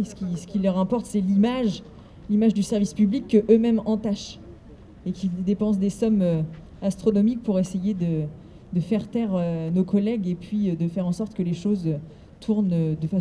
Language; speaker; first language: French; native; French